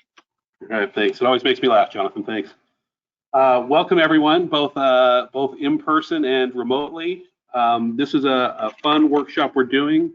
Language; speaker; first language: English; native; English